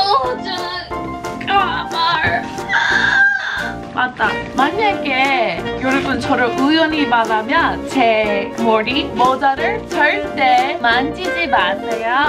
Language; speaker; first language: Korean; non-native, learner; English